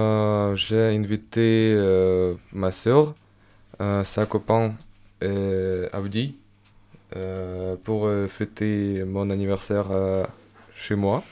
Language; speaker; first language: French; non-native, fluent; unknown